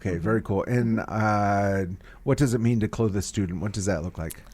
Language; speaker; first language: English; native; English